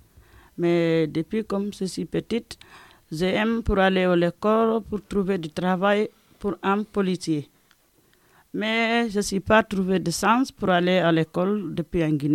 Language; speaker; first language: French; non-native, learner; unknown